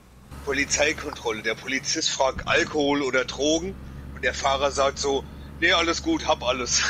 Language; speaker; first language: German; native; German